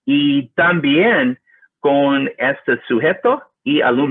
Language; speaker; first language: Spanish; non-native, learner; English